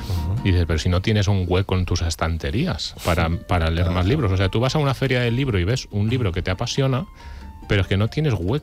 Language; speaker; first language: Spanish; native; Spanish